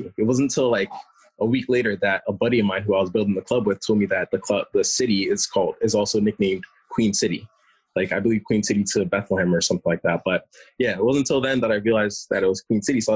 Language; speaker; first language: English; early bilingual, other home language; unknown